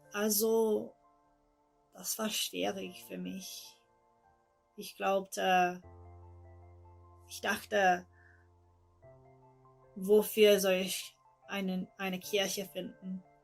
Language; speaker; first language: German; non-native, learner; English